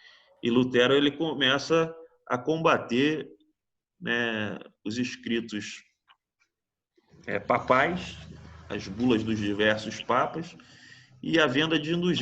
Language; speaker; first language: Portuguese; native; Portuguese